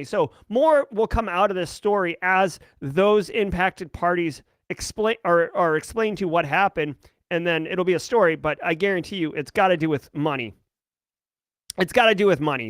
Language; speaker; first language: English; native; English